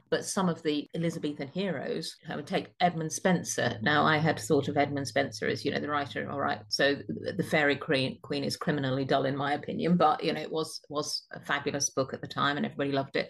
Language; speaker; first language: English; native; English